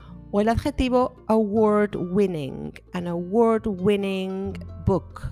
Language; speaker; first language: English; non-native, fluent; Spanish